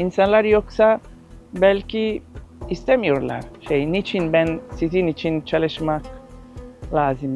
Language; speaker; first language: Turkish; non-native, learner; Italian